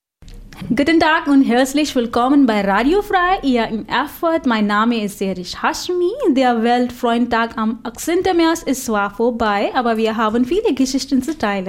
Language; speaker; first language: German; non-native, fluent; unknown